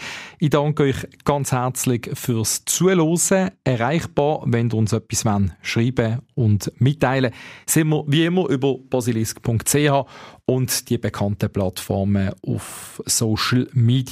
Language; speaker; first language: German; native; German